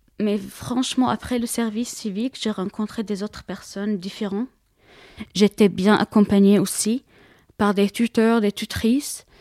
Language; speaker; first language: French; non-native, fluent; Arabic